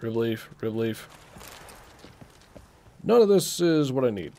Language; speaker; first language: English; native; English